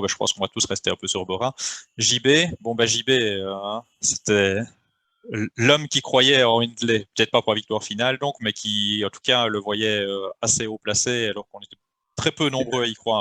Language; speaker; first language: French; native; French